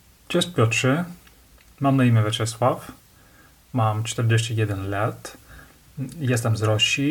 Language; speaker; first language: Polish; non-native, learner; Russian